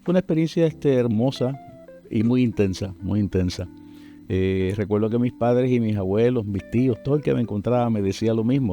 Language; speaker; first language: Spanish; native; Spanish